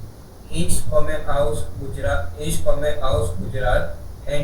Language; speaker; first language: German; non-native, learner; Gujarati